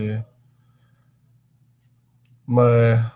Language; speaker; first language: French; non-native, learner; English